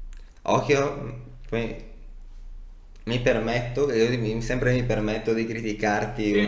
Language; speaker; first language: Italian; native; Italian